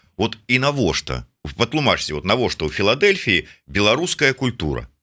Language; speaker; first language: Belarusian; non-native, local second language; Russian